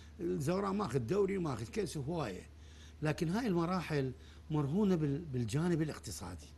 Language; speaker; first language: Arabic; native; Arabic